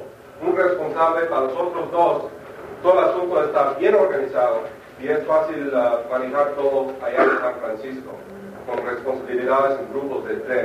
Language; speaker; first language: Spanish; non-native, fluent; English